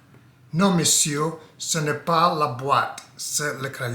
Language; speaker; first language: French; non-native, learner; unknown